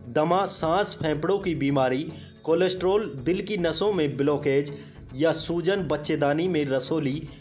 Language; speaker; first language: Hindi; native; Hindi